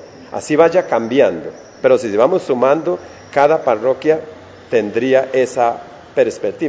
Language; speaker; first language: Spanish; native; Spanish